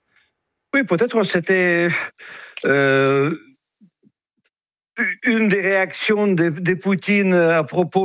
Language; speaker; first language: French; non-native, fluent; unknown